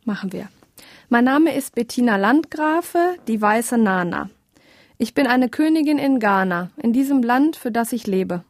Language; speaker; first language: German; native; German